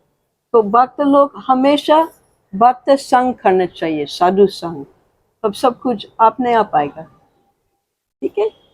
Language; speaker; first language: Hindi; non-native, learner; English